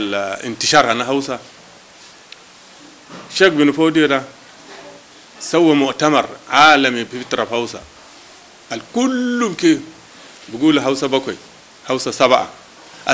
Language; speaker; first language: Arabic; non-native, local second language; Hausa